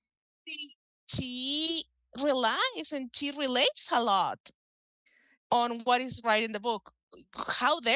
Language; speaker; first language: English; non-native, fluent; Spanish